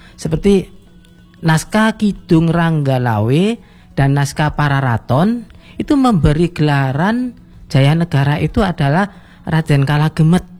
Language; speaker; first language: Indonesian; native; Indonesian